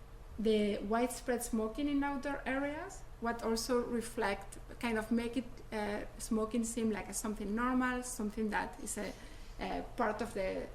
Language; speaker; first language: English; non-native, fluent; Spanish